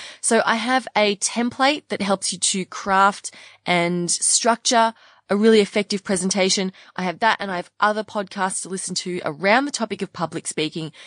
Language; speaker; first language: English; native; English